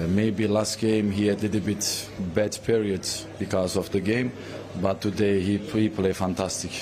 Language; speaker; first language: English; non-native, fluent; Turkish